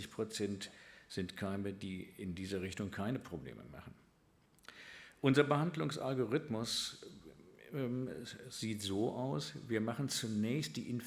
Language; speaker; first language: German; native; German